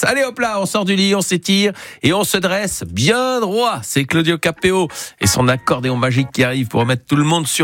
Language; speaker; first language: French; native; French